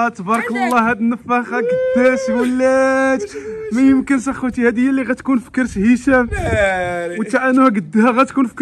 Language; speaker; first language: Arabic; native; Arabic